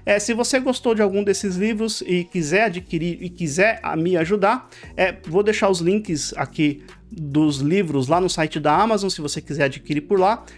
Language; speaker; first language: Portuguese; native; Portuguese